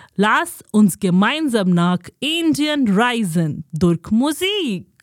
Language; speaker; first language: German; non-native, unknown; Hindi